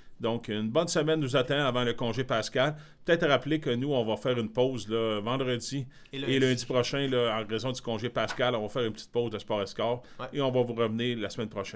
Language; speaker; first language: French; native; French